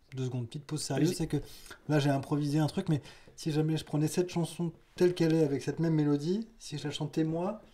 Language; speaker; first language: French; native; French